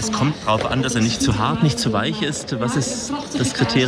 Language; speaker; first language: German; native; German